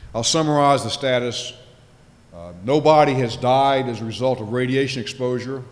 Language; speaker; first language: English; native; English